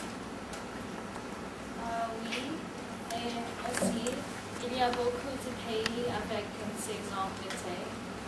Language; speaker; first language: French; non-native, learner; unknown